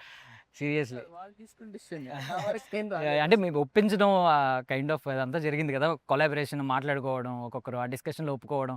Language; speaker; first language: Telugu; native; Telugu